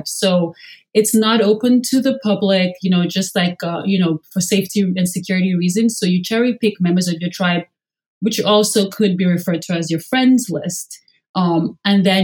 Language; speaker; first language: English; non-native, local second language; Yoruba